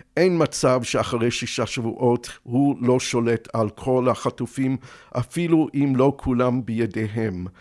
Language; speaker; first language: Hebrew; non-native, fluent; English